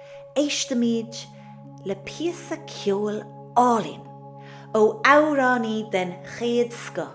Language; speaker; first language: Irish; non-native, local second language; English